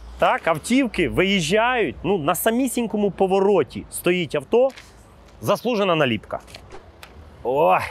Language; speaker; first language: Ukrainian; native; Ukrainian